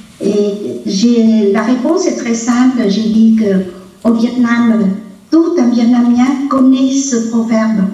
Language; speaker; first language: French; non-native, local second language; Vietnamese